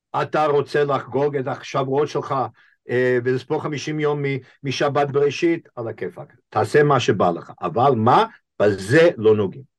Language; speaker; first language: Hebrew; non-native, fluent; English